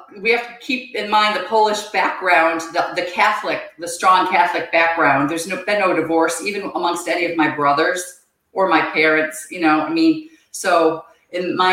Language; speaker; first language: English; native; English